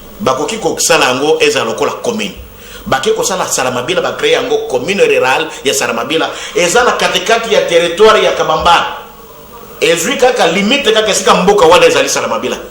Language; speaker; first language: Lingala; non-native, local second language; Swahili